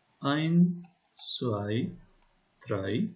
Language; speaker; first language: German; non-native, learner; Hindi